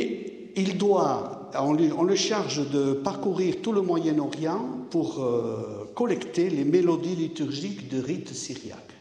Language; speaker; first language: French; native; French